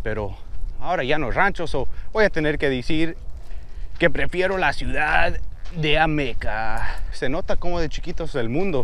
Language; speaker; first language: Spanish; early bilingual, heritage; Spanish